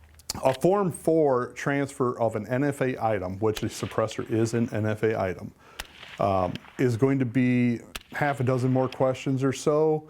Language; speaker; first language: English; native; English